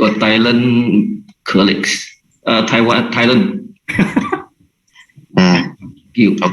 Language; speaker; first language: English; non-native, local second language; Chinese